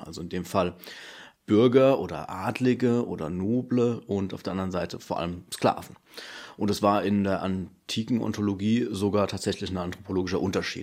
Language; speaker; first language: German; native; German